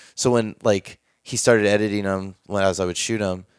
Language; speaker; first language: English; native; English